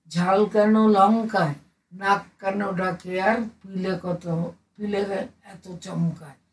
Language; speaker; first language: Bangla; native; Bangla